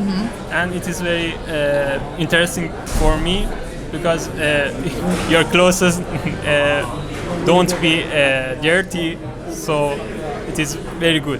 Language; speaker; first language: English; non-native, learner; Persian